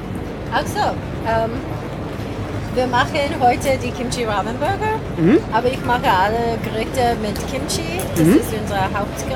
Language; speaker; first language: German; non-native, learner; Korean